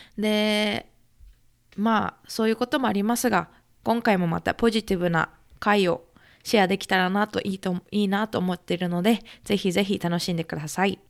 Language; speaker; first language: Japanese; native; Japanese